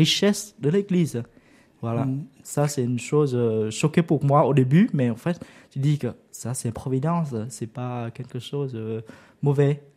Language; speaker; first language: French; non-native, fluent; Vietnamese